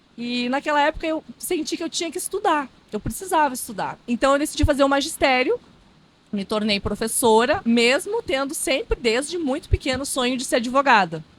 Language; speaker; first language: Portuguese; non-native, local second language; Low German